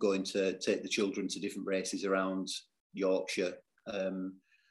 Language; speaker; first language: English; native; English